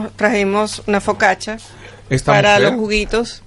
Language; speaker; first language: Spanish; native; Spanish